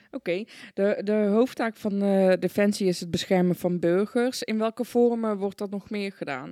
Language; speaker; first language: Dutch; early bilingual, other home language; Persian